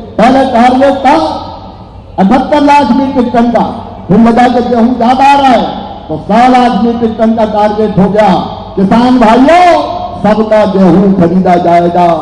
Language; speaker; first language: Hindi; native; Hindi